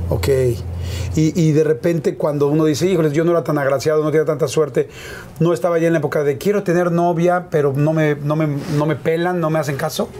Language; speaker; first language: Spanish; native; Spanish